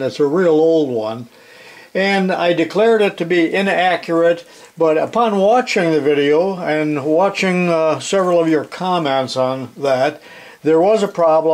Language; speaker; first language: English; native; English